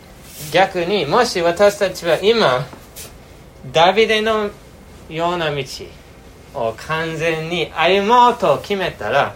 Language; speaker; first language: Japanese; non-native, fluent; English